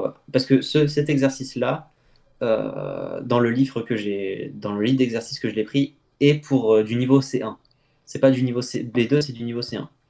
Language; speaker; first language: French; native; French